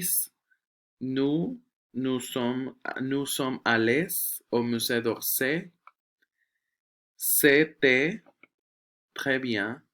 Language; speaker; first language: French; non-native, fluent; Spanish